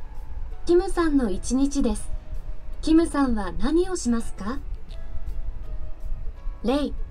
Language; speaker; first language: Japanese; non-native, learner; Thai